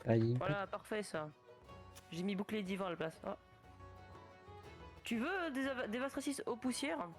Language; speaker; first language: French; native; French